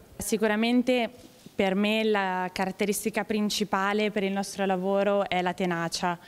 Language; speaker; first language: Italian; native; Italian